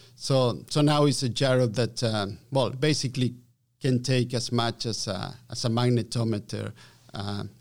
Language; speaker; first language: English; non-native, fluent; Spanish